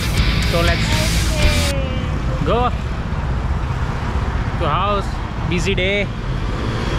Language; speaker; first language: English; non-native, learner; Hindi